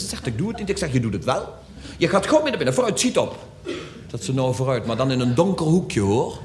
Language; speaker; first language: Dutch; native; Dutch